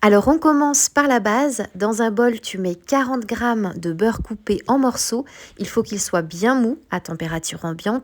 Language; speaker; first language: French; native; French